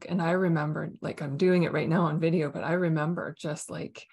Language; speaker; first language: English; native; English